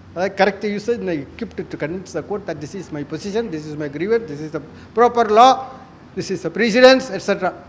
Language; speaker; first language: English; non-native, local second language; Malayalam